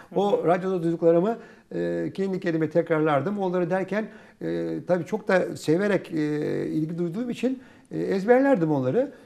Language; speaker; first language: Turkish; native; Turkish